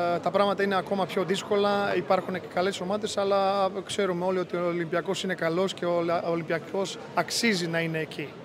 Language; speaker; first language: Greek; non-native, fluent; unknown